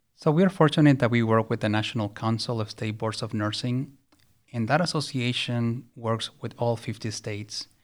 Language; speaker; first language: English; early bilingual, other home language; Spanish